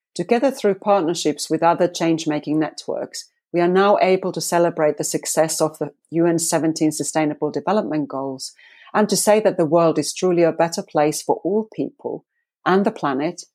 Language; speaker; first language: English; non-native, fluent; Finnish